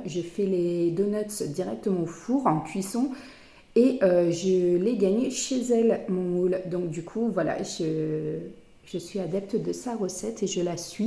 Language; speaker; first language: French; native; French